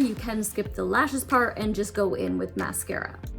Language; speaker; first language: English; native; English